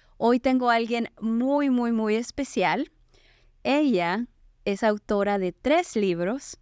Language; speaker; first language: Spanish; native; Spanish